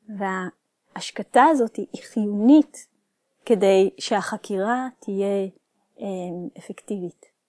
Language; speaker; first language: Hebrew; native; Hebrew